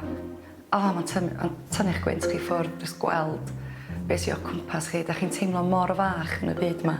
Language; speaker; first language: Welsh; native; Welsh